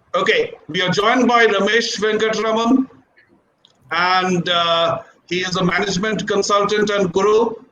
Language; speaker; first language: English; non-native, local second language; Hindi